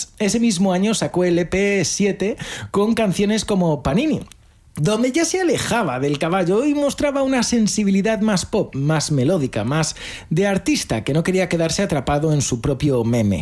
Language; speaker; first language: Spanish; native; Spanish